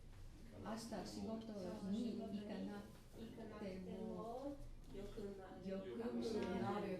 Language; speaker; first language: Japanese; non-native, learner; English